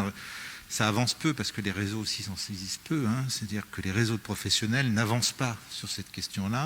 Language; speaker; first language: French; native; French